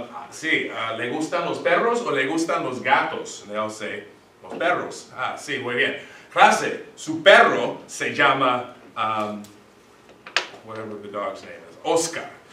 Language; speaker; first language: Spanish; non-native, fluent; English